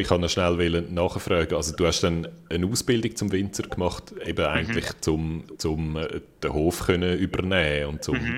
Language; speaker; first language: German; native; German